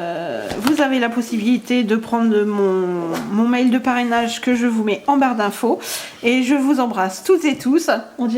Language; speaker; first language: French; native; French